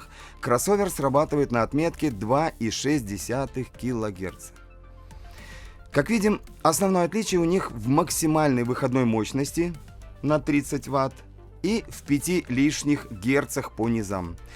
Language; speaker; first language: Russian; native; Russian